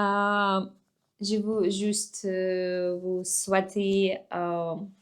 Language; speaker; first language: French; non-native, learner; Russian